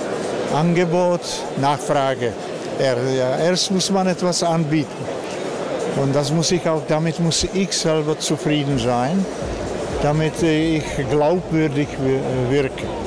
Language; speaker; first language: German; non-native, fluent; Czech